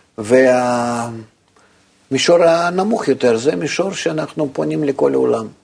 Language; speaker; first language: Hebrew; non-native, fluent; Russian